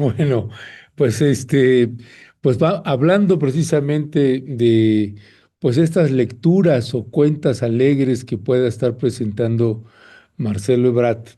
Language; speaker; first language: Spanish; native; Spanish